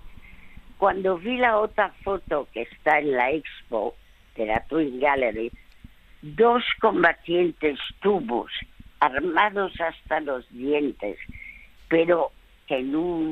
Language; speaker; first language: Spanish; early bilingual, other home language; French